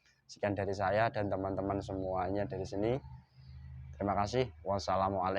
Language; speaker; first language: Indonesian; native; Indonesian